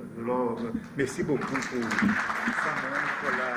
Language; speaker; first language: French; non-native, learner; Portuguese